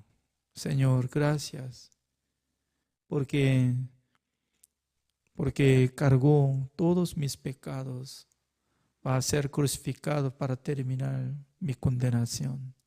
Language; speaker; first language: Spanish; non-native, fluent; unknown